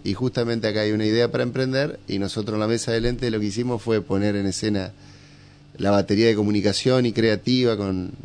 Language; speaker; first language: Spanish; native; Spanish